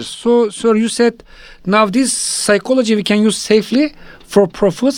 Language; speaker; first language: English; non-native, fluent; Turkish